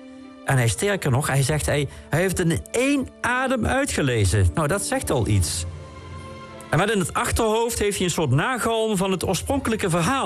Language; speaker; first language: Dutch; native; Dutch